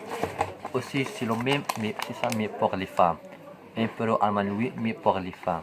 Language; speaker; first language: French; non-native, local second language; Arabic